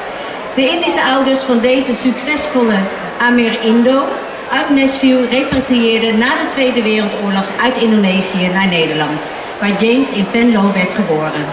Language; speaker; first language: Dutch; native; Dutch